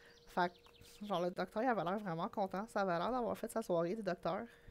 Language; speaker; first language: French; native; French